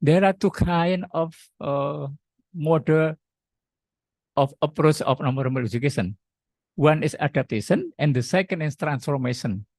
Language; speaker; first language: English; non-native, learner; Indonesian